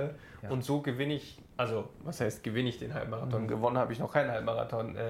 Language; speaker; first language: German; native; German